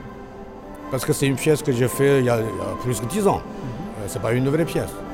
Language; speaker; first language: French; non-native, learner; Chinese